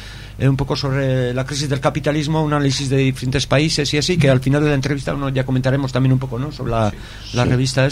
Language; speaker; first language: Spanish; native; Spanish